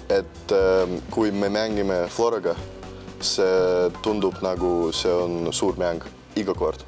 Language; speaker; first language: Estonian; non-native, local second language; Russian